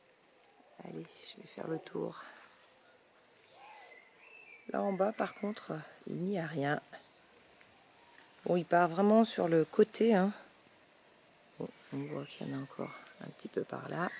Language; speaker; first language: French; native; French